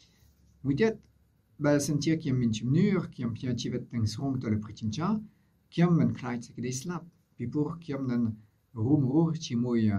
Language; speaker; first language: Khmer; non-native, fluent; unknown